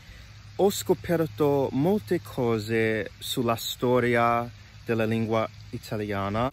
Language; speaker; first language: Italian; non-native, learner; English